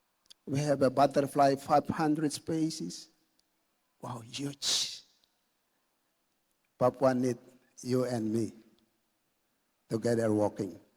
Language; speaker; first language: English; non-native, learner; Indonesian